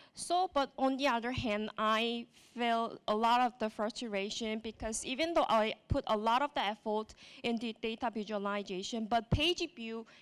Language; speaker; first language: English; non-native, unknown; Korean